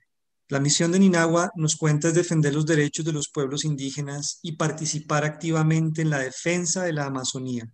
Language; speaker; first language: Spanish; native; Spanish